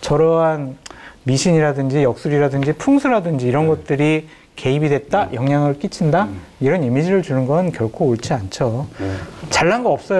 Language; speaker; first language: Korean; native; Korean